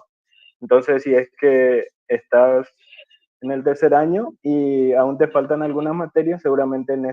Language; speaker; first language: Spanish; native; Spanish